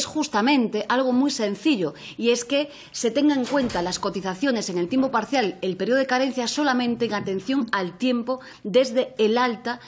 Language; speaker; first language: Spanish; native; Spanish